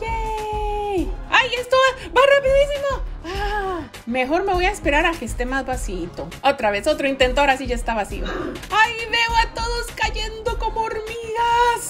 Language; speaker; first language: Spanish; native; Spanish